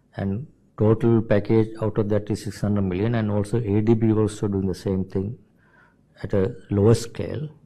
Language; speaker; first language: English; non-native, local second language; Sinhala